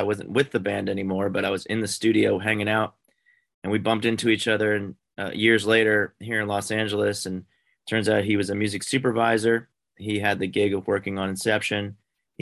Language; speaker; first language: English; native; English